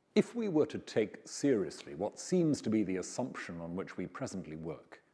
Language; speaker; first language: English; native; English